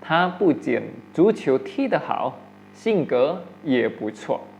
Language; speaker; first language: Chinese; non-native, fluent; Indonesian